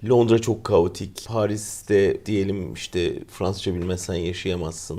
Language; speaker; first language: Turkish; native; Turkish